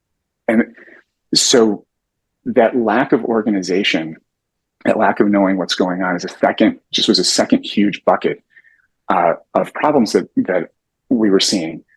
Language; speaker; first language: English; native; English